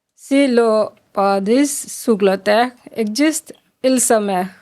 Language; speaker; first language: French; non-native, learner; Bangla